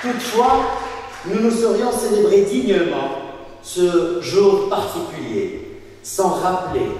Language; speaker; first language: French; non-native, local second language; Arabic